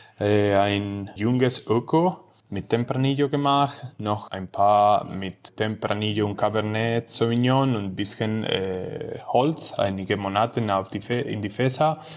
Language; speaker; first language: German; non-native, fluent; Spanish